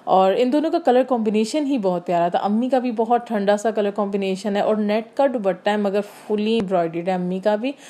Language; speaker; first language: Urdu; native; Urdu